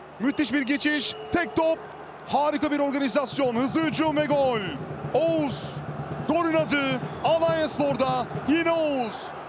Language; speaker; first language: Turkish; native; Turkish